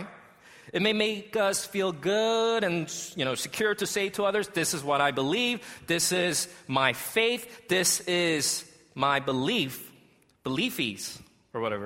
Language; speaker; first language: English; native; English